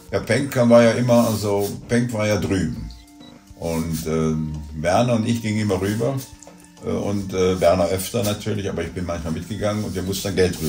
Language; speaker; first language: German; native; German